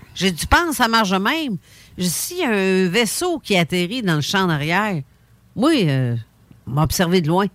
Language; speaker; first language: French; native; French